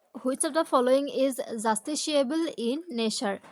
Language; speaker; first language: English; non-native, local second language; Assamese